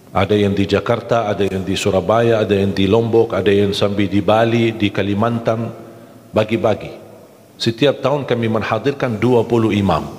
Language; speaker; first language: Malay; non-native, fluent; Arabic